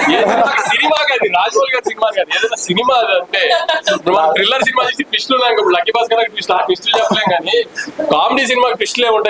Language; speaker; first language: Telugu; native; Telugu